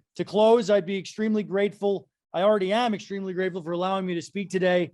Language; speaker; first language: English; native; English